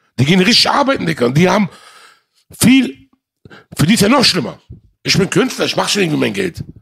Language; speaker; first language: German; early bilingual, other home language; Arabic